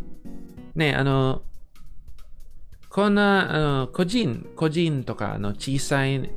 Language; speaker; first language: Japanese; non-native, fluent; English